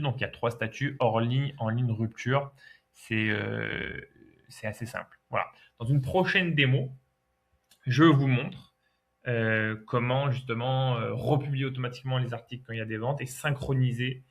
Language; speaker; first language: French; native; French